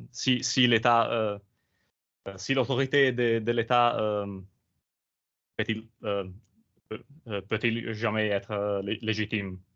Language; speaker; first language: French; non-native, learner; Italian